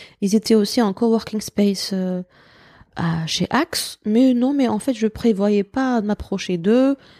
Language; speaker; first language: French; non-native, local second language; Berber languages